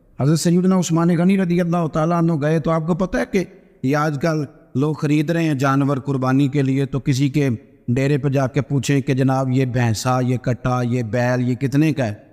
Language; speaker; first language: Urdu; non-native, local second language; Punjabi